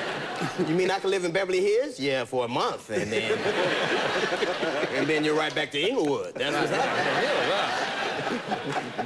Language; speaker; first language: English; native; English